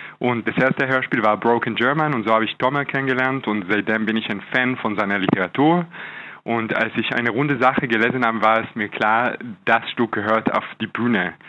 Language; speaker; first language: German; non-native, fluent; Hebrew